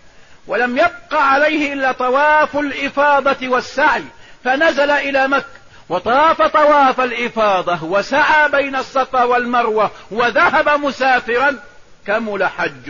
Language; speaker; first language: Arabic; native; Arabic